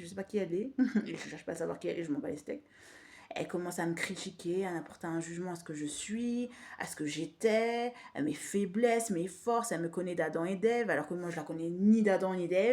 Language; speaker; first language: French; native; French